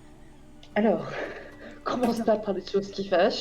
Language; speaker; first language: French; native; French